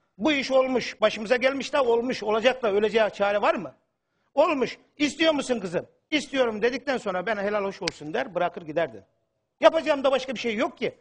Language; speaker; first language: Turkish; native; Turkish